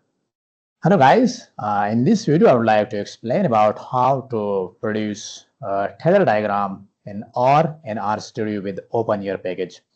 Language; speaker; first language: English; non-native, fluent; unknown